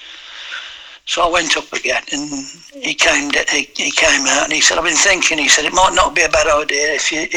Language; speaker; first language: English; native; English